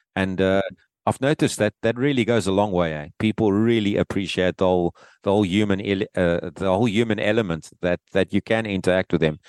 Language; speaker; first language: English; native; English